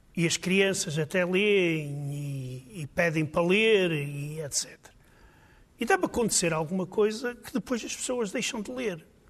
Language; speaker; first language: Portuguese; native; Portuguese